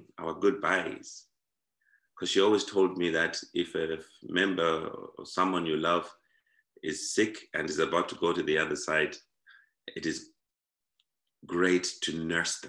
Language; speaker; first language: English; non-native, local second language; Shona